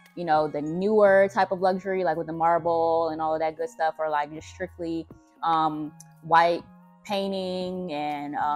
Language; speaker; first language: English; native; English